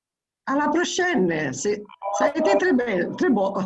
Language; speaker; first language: French; non-native, fluent; Italian